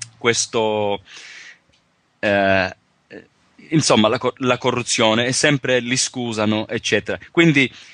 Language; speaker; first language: Italian; early bilingual, heritage; Italian